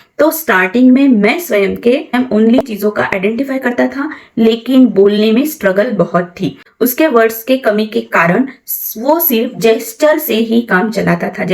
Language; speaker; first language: Hindi; non-native, local second language; Marathi